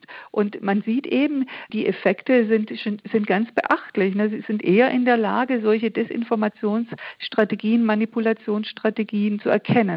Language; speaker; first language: German; native; German